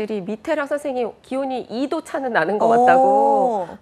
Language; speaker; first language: Korean; native; Korean